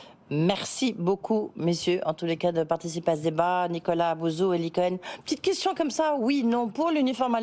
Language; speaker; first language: French; native; French